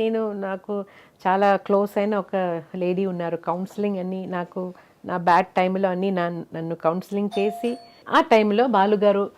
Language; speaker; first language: Telugu; non-native, fluent; Malayalam